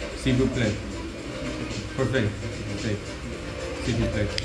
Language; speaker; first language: French; non-native, learner; English